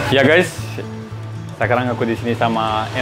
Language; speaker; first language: Indonesian; non-native, learner; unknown